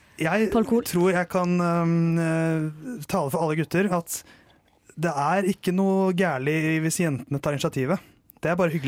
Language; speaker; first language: Norwegian; native; Norwegian